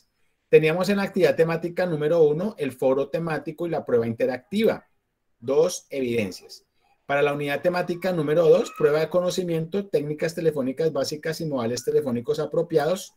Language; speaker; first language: Spanish; native; Spanish